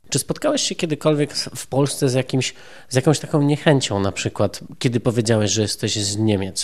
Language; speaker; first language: Polish; native; Polish